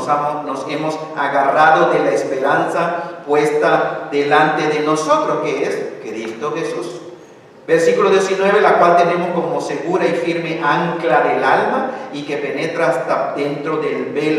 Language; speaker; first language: Spanish; native; Spanish